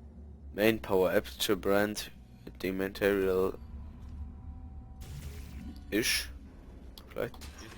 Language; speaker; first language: German; native; German